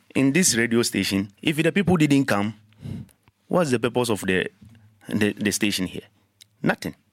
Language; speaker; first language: English; non-native, learner; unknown